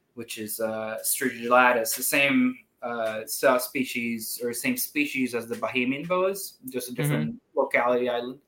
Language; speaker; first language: English; non-native, fluent; Spanish